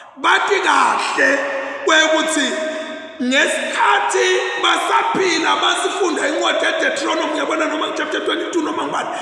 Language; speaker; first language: Zulu; non-native, local second language; Swati